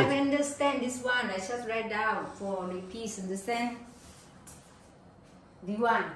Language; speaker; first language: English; non-native, learner; Thai